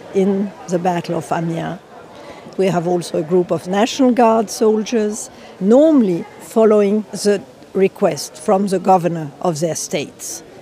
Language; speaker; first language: English; non-native, fluent; French